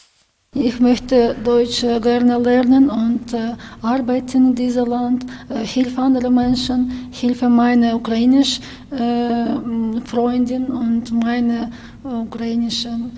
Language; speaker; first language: German; non-native, learner; Ukrainian